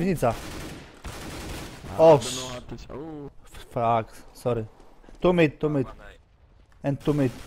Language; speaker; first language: English; non-native, learner; Polish